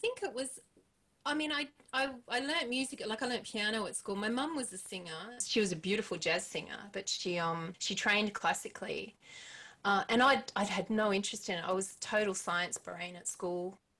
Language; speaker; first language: English; native; English